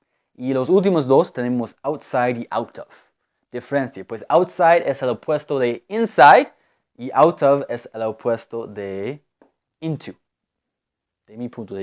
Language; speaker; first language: Spanish; non-native, fluent; English